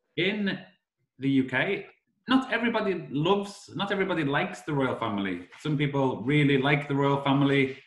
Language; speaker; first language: English; native; English